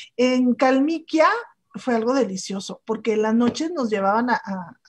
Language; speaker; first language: Spanish; native; Spanish